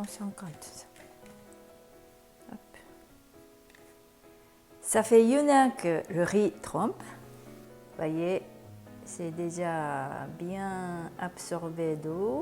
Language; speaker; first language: French; non-native, learner; Japanese